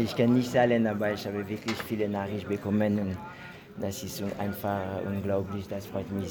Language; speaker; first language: German; non-native, fluent; French